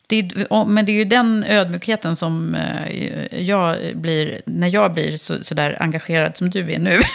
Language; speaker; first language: Swedish; native; Swedish